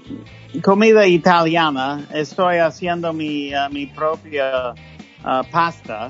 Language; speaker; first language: Spanish; non-native, fluent; English